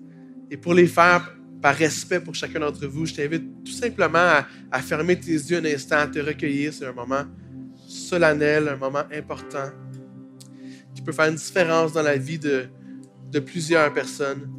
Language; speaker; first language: French; native; French